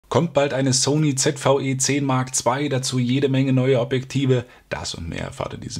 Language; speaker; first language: German; native; German